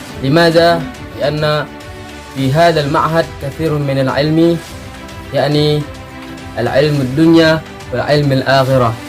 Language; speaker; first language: Arabic; non-native, learner; Indonesian